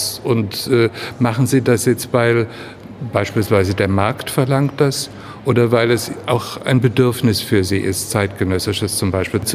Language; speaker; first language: German; native; German